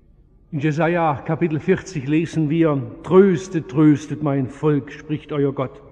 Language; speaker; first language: German; native; German